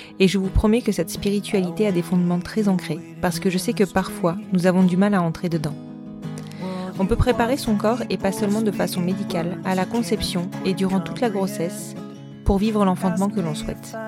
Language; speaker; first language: French; native; French